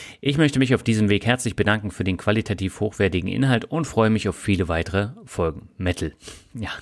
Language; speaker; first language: German; native; German